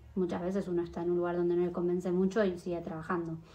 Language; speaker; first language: Spanish; native; Spanish